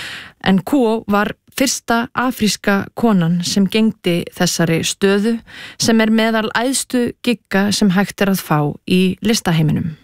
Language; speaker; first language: Icelandic; native; Icelandic